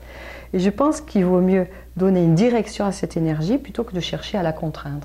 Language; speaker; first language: French; native; French